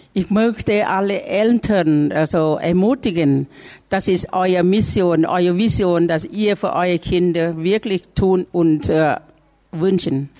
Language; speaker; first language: German; non-native, learner; Thai